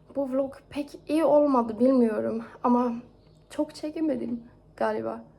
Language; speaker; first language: Turkish; non-native, fluent; Persian